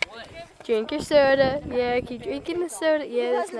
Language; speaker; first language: English; native; English